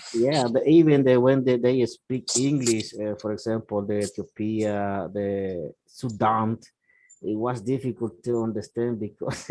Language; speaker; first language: English; non-native, learner; Spanish